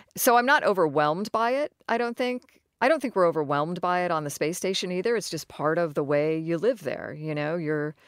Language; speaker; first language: English; native; English